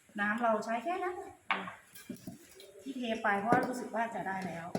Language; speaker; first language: Thai; native; Thai